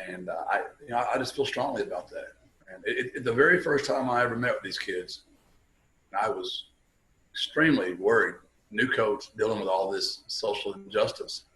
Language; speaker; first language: English; native; English